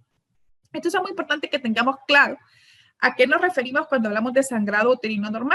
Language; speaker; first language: Spanish; native; Spanish